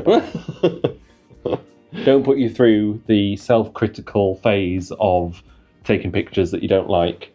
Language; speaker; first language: English; native; English